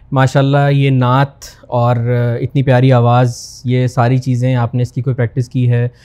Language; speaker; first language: Urdu; native; Urdu